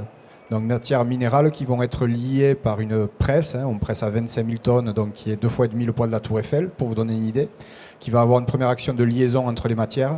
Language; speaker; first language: French; native; French